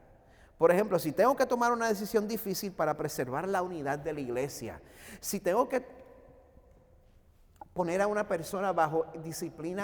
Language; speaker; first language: Spanish; native; Spanish